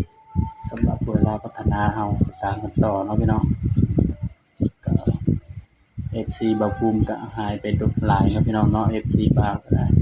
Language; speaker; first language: Thai; non-native, local second language; Northeastern Thai